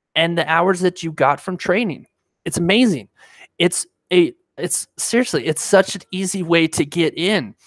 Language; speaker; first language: English; native; English